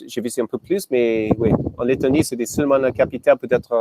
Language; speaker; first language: French; non-native, fluent; English